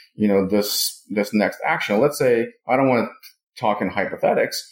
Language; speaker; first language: English; non-native, fluent; Russian